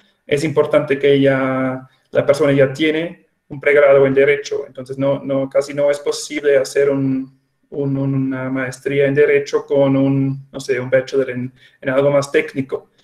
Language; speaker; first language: Spanish; non-native, fluent; Swiss German